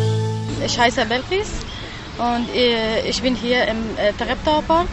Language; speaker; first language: German; non-native, learner; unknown